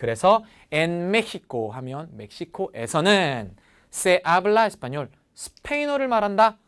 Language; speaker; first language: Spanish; non-native, fluent; Korean